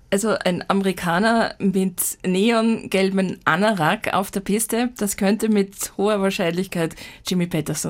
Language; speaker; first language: German; native; German